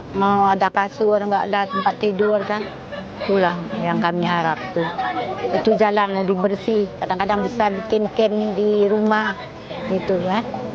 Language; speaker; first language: Malay; native; Malay